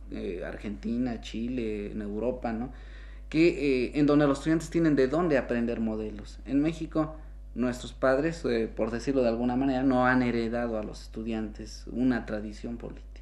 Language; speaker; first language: Spanish; native; Spanish